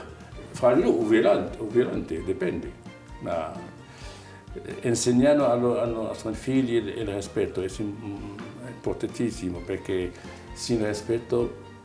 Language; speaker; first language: Italian; non-native, learner; Arabic